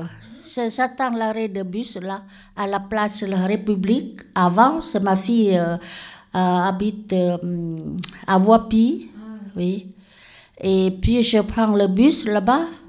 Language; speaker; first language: French; non-native, learner; Lao